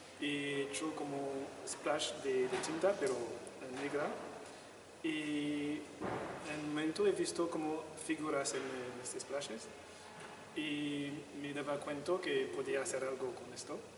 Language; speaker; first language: Spanish; non-native, learner; French